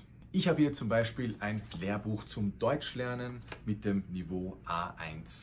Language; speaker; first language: German; non-native, fluent; Spanish